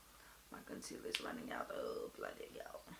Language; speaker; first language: English; non-native, fluent; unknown